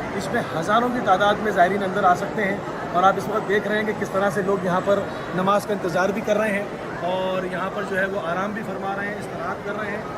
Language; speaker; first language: Urdu; native; Urdu